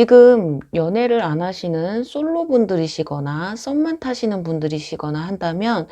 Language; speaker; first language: Korean; native; Korean